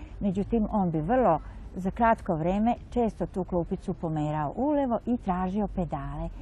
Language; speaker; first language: Serbian; native; Serbian